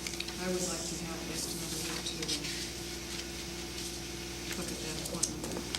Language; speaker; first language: English; native; English